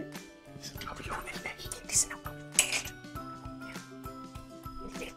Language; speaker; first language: German; native; German